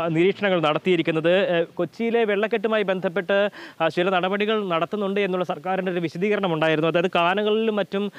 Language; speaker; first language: Malayalam; native; Malayalam